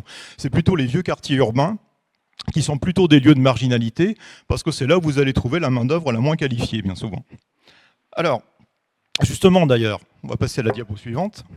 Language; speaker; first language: French; native; French